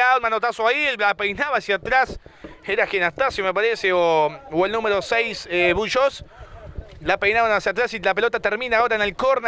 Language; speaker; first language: Spanish; native; Spanish